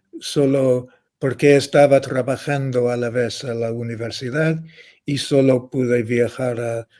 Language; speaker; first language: Spanish; non-native, fluent; English